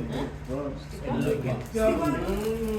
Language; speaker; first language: English; non-native, learner; Nepali